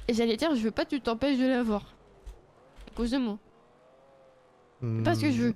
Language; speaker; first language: French; native; French